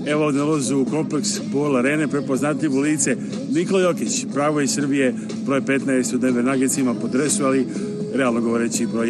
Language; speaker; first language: Serbian; native; Serbian